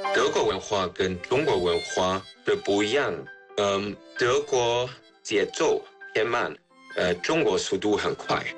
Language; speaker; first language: Chinese; non-native, fluent; German